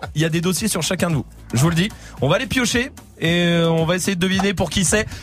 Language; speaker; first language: French; non-native, fluent; English